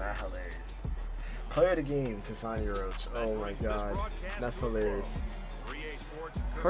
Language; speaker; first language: English; native; English